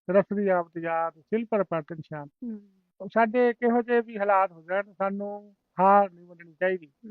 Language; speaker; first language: Punjabi; non-native, local second language; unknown